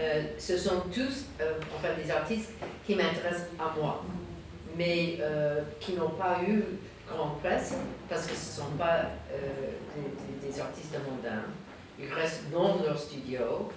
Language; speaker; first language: French; non-native, fluent; English